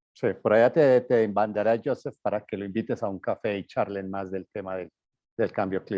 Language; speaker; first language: Spanish; native; Spanish